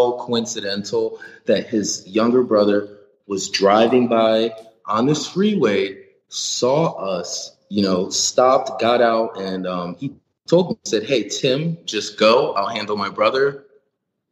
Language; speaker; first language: English; native; English